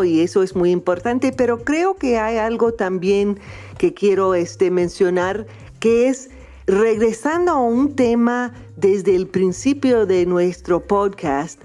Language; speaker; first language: Spanish; non-native, fluent; English